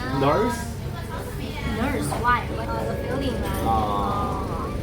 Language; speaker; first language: English; non-native, learner; Chinese